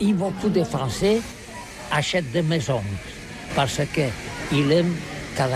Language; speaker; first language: French; non-native, learner; Catalan